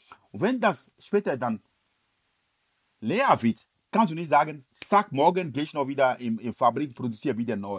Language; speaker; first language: German; non-native, fluent; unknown